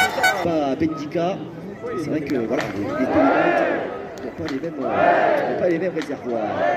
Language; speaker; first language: French; native; French